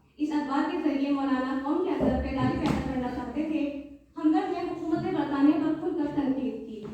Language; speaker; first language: Urdu; native; Urdu